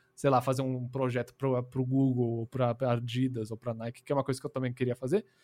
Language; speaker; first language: Portuguese; early bilingual, other home language; English